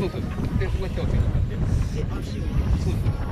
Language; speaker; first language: Japanese; native; Japanese